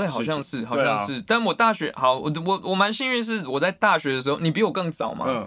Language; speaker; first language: Chinese; native; Chinese